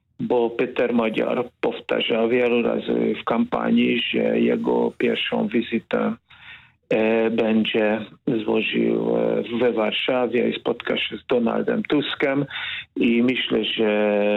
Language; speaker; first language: Polish; non-native, fluent; Hungarian